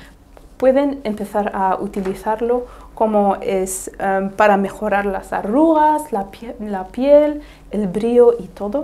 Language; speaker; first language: Spanish; non-native, fluent; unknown